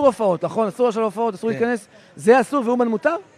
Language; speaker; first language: Hebrew; native; Hebrew